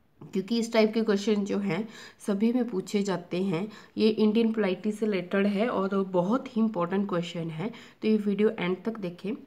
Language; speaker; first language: Hindi; native; Hindi